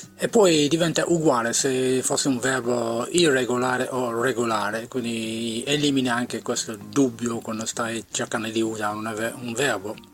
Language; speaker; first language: Italian; native; Italian